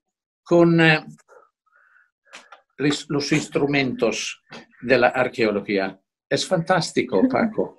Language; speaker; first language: Spanish; non-native, fluent; Italian